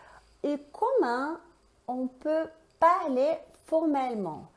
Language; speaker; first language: French; non-native, fluent; Portuguese